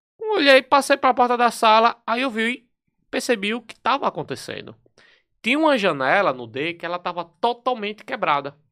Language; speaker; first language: Portuguese; native; Portuguese